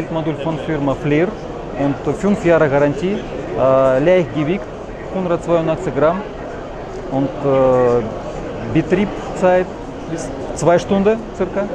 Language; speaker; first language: German; non-native, learner; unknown